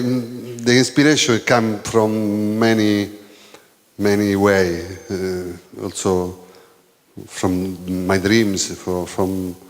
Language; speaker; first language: English; non-native, learner; Italian